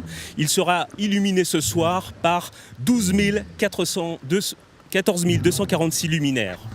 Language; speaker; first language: French; native; French